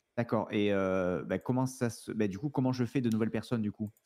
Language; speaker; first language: French; native; French